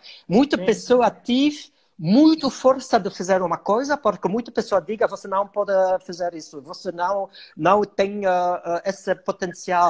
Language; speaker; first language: Portuguese; non-native, learner; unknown